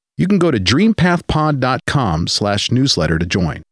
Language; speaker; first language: English; native; English